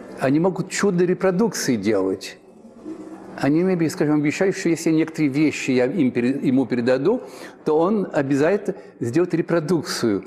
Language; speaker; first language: Russian; early bilingual, heritage; Russian